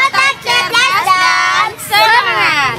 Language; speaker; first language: Indonesian; non-native, local second language; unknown